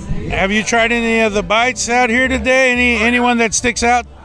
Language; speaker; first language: English; early bilingual, other home language; Spanish